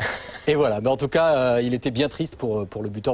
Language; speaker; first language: French; native; French